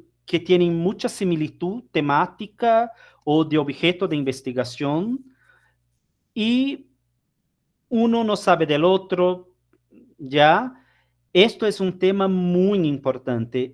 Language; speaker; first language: Spanish; non-native, fluent; Portuguese